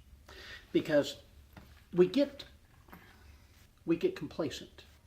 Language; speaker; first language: English; native; English